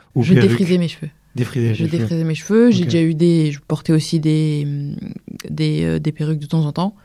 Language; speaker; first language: French; native; French